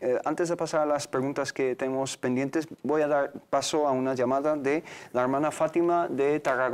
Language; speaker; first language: Spanish; native; Spanish